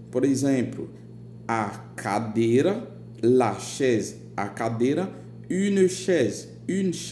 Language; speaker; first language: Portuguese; non-native, fluent; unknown